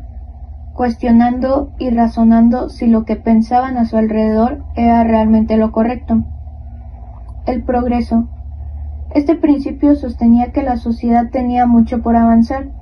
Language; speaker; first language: Spanish; native; Spanish